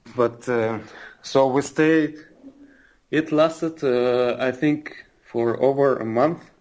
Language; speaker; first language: English; non-native, fluent; Russian